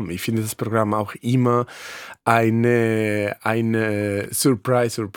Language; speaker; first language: German; non-native, fluent; Spanish